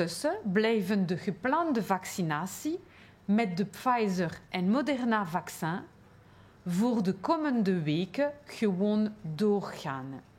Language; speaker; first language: Dutch; non-native, local second language; French